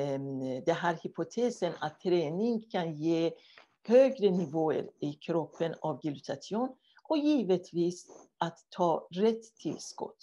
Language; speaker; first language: Swedish; non-native, fluent; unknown